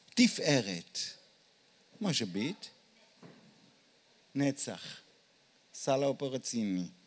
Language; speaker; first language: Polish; non-native, learner; Hebrew